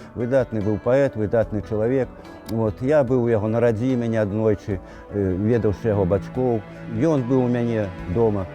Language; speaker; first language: Belarusian; native; Belarusian